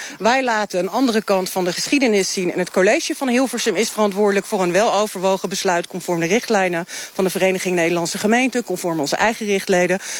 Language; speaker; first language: Dutch; native; Dutch